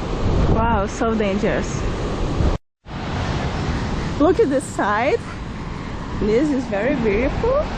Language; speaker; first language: English; non-native, learner; Portuguese